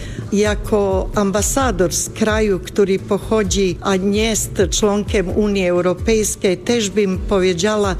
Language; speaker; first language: Polish; non-native, fluent; Bosnian